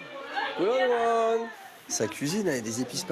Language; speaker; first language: French; native; French